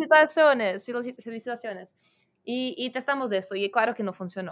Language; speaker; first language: Spanish; non-native, fluent; Portuguese